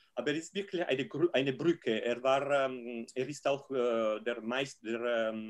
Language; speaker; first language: German; non-native, fluent; Italian